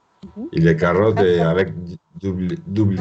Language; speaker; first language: French; non-native, learner; Spanish